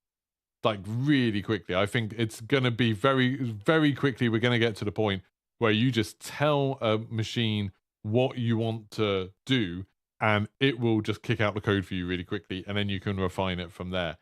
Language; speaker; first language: English; native; English